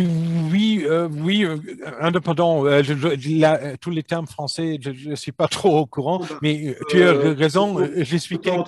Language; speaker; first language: French; non-native, fluent; German